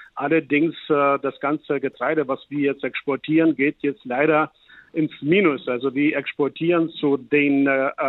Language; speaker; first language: German; non-native, fluent; Ukrainian